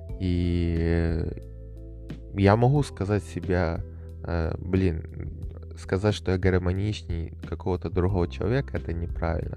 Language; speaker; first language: Russian; native; Russian